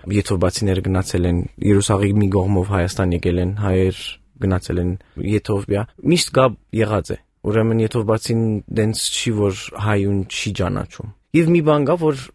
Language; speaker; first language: Armenian; early bilingual, heritage; Armenian